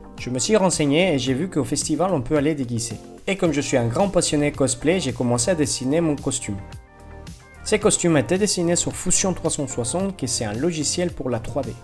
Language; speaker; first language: French; non-native, fluent; Spanish